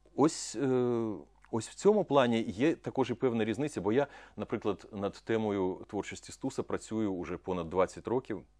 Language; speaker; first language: Ukrainian; non-native, local second language; Russian